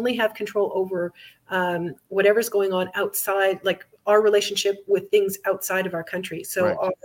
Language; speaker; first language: English; native; English